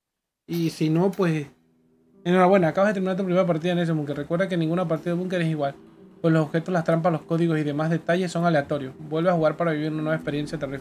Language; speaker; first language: Spanish; native; Spanish